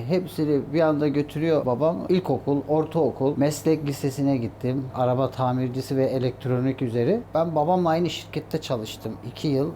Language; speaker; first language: Turkish; early bilingual, heritage; Turkish